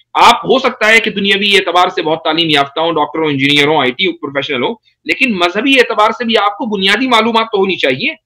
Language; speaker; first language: Urdu; native; Urdu